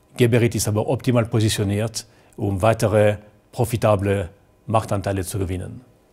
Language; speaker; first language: German; native; German